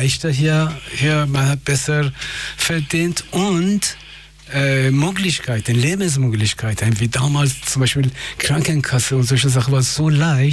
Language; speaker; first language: German; non-native, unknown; Persian